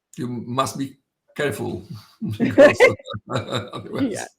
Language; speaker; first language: English; non-native, fluent; Italian